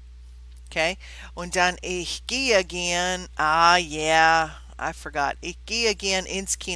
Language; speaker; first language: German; non-native, fluent; English